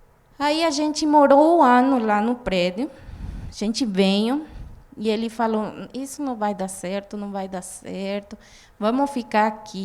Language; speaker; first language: Portuguese; non-native, fluent; Guarani